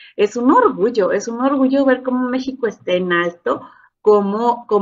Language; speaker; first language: Spanish; native; Spanish